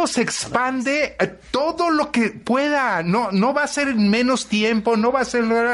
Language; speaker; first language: Spanish; native; Spanish